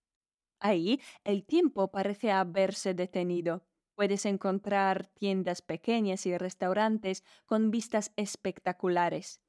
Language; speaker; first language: Spanish; non-native, fluent; Polish